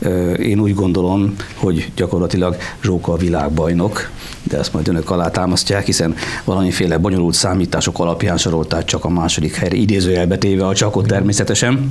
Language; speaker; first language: Hungarian; native; Hungarian